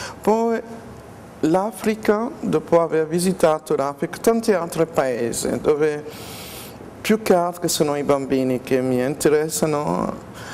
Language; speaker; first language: Italian; non-native, fluent; French